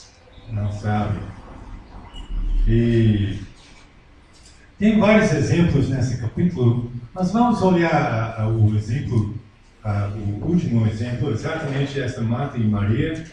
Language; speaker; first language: Portuguese; non-native, fluent; English